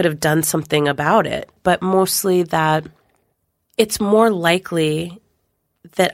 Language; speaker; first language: English; native; English